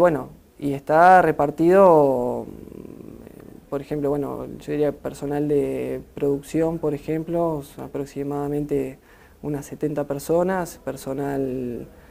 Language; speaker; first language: Spanish; native; Spanish